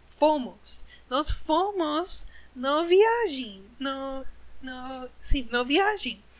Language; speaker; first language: Portuguese; non-native, learner; English